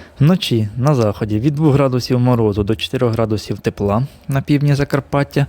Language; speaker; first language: Ukrainian; native; Ukrainian